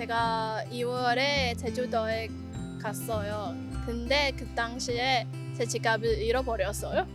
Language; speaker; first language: Korean; non-native, learner; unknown